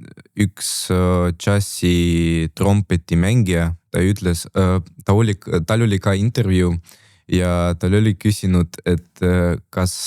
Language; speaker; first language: Estonian; non-native, local second language; Russian